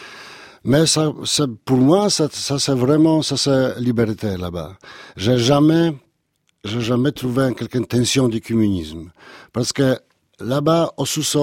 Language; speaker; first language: French; non-native, learner; Polish